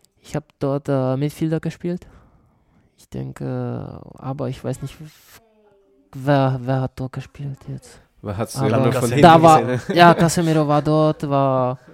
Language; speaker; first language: German; non-native, learner; Czech